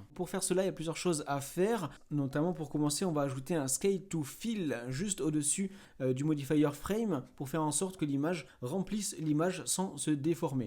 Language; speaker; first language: French; native; French